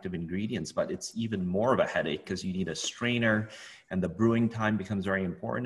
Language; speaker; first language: English; non-native, local second language; Cantonese